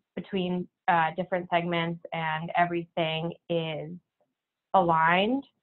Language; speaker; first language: English; native; English